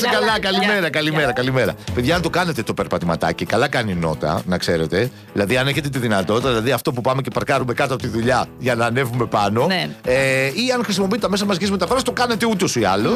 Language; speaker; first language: Greek; native; Greek